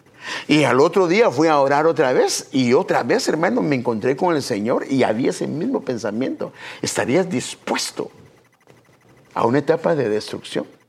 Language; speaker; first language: Spanish; native; Spanish